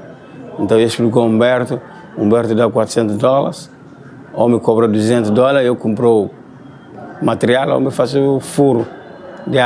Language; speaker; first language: Portuguese; non-native, learner; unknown